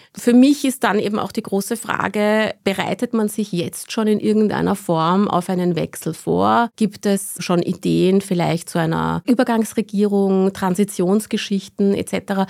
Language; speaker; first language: German; early bilingual, other home language; Persian